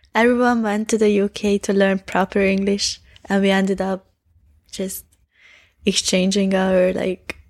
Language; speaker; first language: English; non-native, fluent; Hungarian